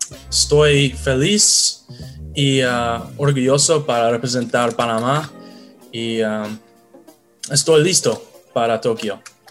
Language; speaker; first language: Spanish; non-native, learner; English